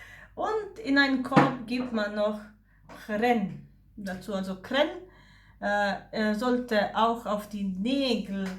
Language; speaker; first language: German; non-native, fluent; Slovenian